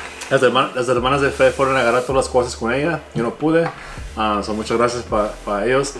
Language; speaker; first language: Spanish; early bilingual, heritage; Spanish